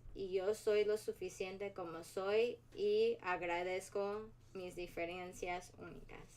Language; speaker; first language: Spanish; early bilingual, heritage; Spanish